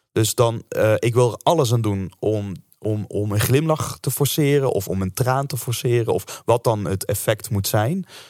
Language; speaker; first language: Dutch; native; Dutch